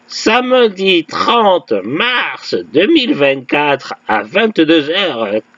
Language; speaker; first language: French; native; French